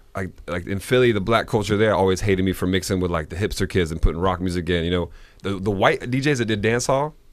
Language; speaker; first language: English; native; English